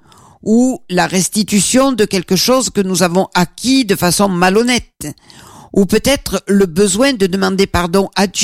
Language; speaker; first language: French; native; French